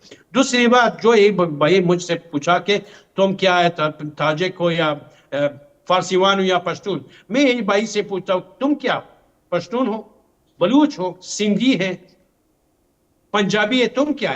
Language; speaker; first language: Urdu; non-native, learner; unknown